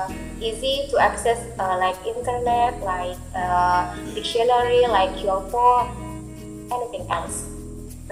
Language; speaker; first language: English; non-native, learner; Indonesian